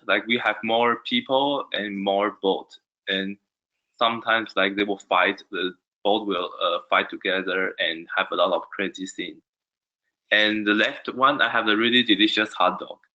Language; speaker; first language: English; non-native, learner; Chinese